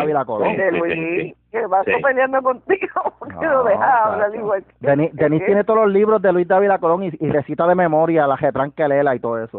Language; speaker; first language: Spanish; native; Spanish